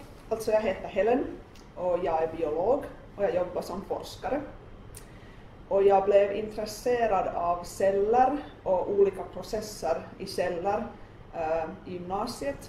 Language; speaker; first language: Swedish; non-native, local second language; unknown